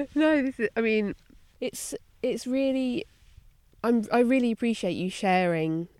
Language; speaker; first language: English; native; English